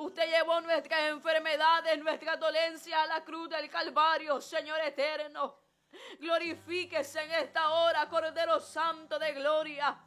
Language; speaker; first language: Spanish; native; Spanish